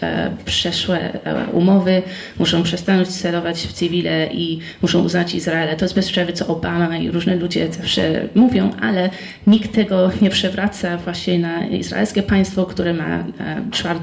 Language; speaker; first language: Polish; non-native, fluent; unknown